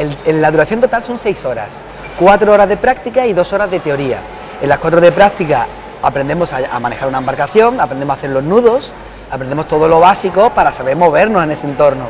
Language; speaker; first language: Spanish; native; Spanish